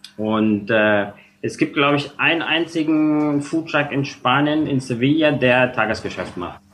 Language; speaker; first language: German; non-native, fluent; Spanish